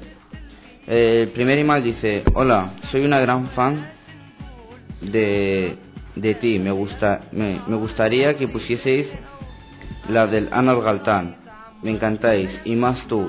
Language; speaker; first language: Spanish; early bilingual, other home language; Arabic